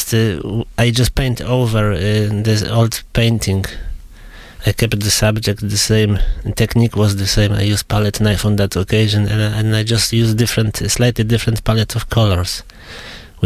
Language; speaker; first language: English; non-native, fluent; Polish